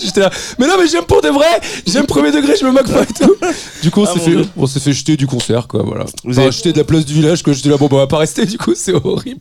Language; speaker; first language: French; native; French